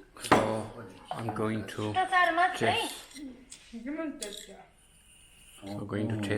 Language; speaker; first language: English; non-native, fluent; Tibetan